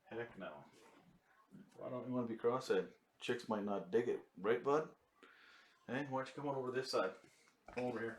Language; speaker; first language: English; native; English